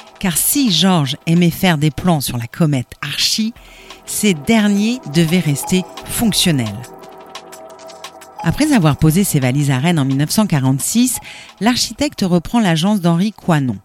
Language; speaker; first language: French; native; French